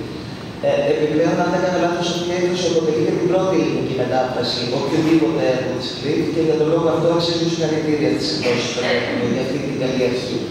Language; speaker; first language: Greek; native; Greek